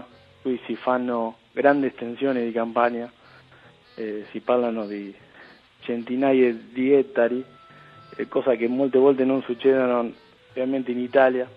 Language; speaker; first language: Italian; early bilingual, heritage; Spanish